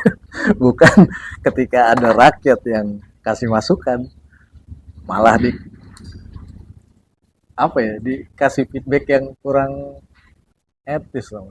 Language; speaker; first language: Indonesian; native; Indonesian